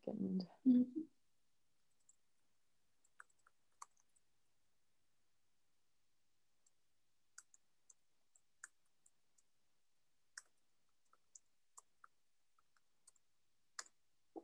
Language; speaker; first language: English; non-native, fluent; French